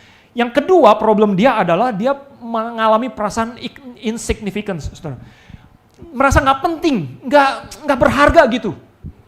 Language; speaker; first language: Indonesian; native; Indonesian